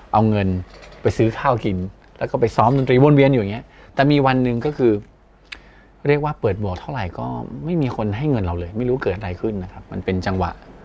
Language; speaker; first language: Thai; native; Thai